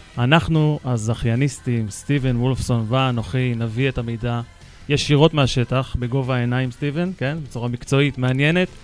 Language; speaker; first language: Hebrew; native; Hebrew